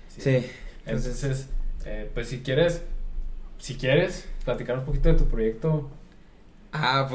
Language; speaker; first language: Spanish; native; Spanish